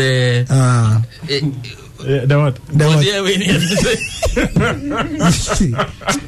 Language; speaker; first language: English; non-native, local second language; Akan